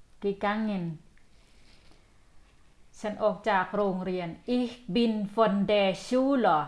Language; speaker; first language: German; non-native, learner; Thai